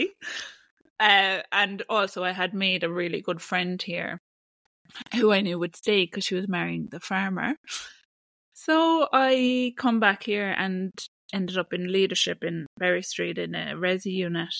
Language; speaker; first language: English; native; English